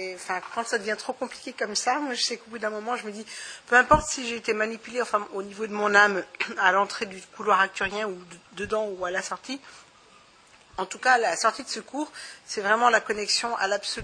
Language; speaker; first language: French; native; French